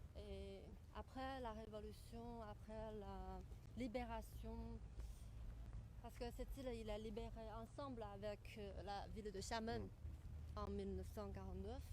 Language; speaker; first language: French; non-native, fluent; Chinese